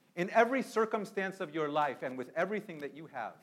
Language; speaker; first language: English; early bilingual, other home language; Spanish